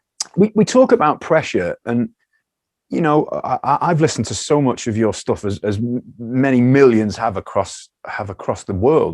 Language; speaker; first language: English; native; English